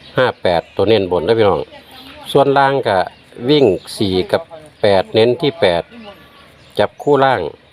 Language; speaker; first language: Thai; native; Thai